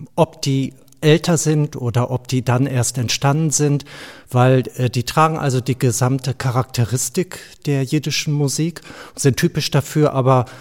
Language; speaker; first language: German; non-native, fluent; Slovenian